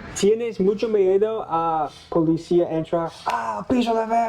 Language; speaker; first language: Spanish; non-native, learner; English